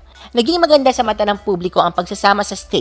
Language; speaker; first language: Filipino; native; Filipino